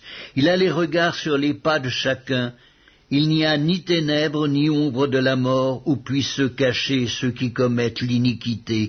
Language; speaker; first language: French; native; French